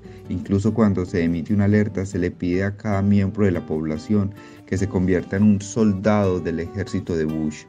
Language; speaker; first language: Spanish; native; Spanish